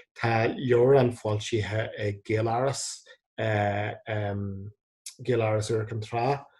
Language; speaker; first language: Irish; non-native, local second language; English